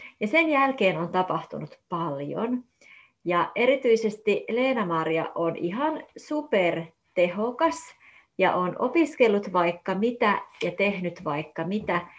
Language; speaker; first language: Finnish; native; Finnish